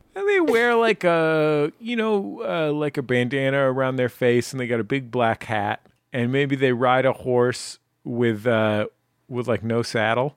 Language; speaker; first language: English; native; English